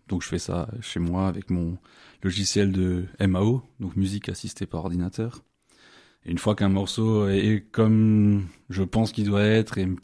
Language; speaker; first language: French; native; French